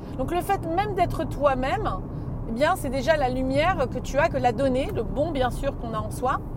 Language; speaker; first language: French; native; French